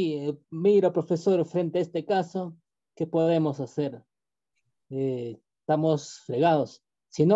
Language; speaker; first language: Spanish; native; Spanish